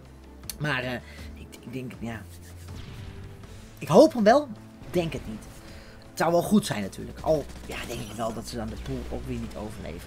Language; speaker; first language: Dutch; native; Dutch